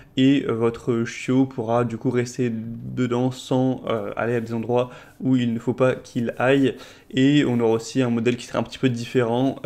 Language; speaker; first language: French; native; French